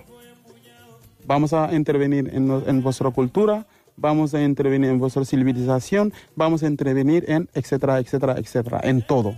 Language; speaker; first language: Spanish; non-native, fluent; Wolof